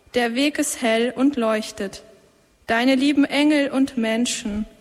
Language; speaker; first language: German; native; German